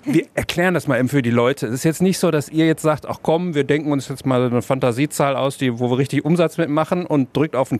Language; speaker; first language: German; native; German